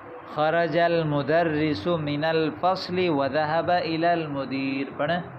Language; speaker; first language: Arabic; non-native, fluent; Urdu